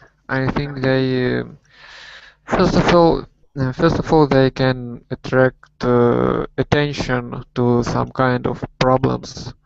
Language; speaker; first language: English; non-native, learner; Russian